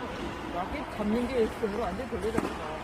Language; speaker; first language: Korean; native; Korean